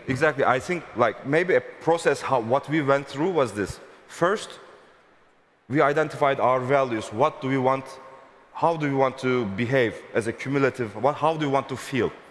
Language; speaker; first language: English; non-native, fluent; Turkish